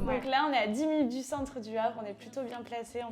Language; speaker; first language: French; native; French